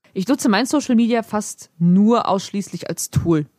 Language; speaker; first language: German; early bilingual, other home language; Polish